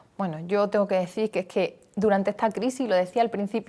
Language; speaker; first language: Spanish; native; Spanish